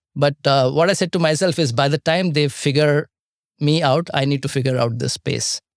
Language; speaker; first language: English; non-native, local second language; Marathi